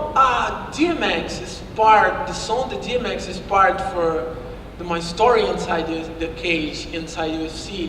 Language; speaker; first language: English; non-native, learner; Portuguese